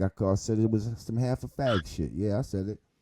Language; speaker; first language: English; native; English